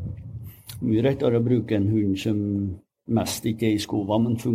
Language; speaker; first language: Norwegian; native; Norwegian